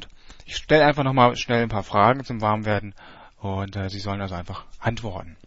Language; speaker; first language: German; native; German